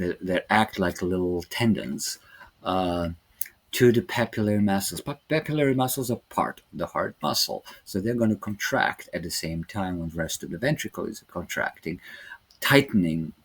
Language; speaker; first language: English; non-native, fluent; Serbian